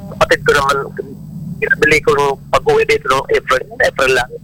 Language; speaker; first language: Filipino; non-native, local second language; Bikol